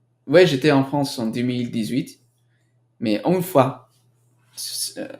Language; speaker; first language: French; non-native, learner; Spanish